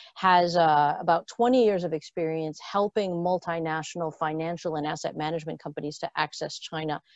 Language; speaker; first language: English; native; English